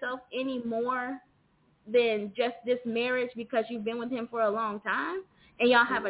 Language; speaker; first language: English; native; English